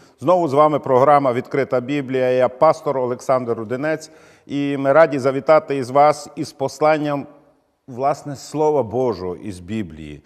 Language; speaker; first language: Ukrainian; native; Ukrainian